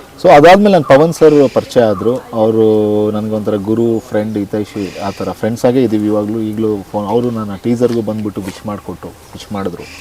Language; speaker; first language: Kannada; native; Kannada